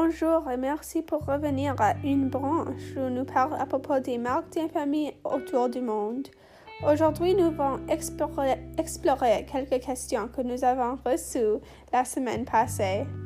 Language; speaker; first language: French; non-native, learner; English